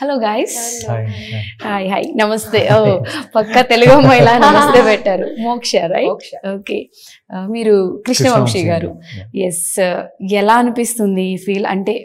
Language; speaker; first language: Telugu; native; Telugu